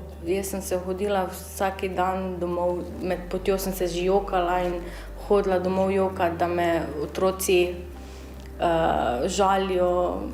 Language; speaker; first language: Slovenian; early bilingual, other home language; Albanian